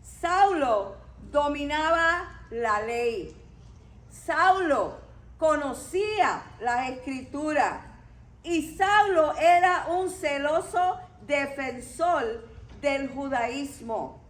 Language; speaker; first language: Spanish; native; Spanish